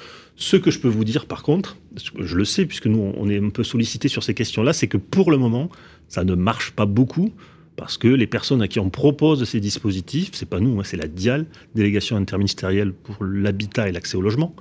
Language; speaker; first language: French; native; French